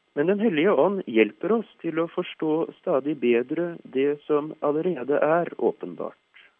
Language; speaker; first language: Norwegian; native; Norwegian